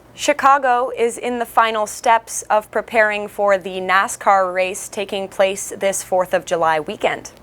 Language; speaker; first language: English; native; English